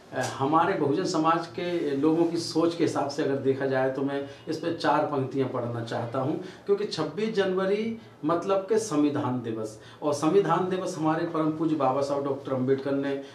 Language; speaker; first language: Hindi; native; Hindi